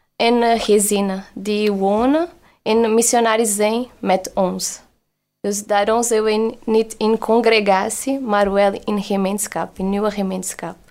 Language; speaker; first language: Dutch; non-native, learner; Portuguese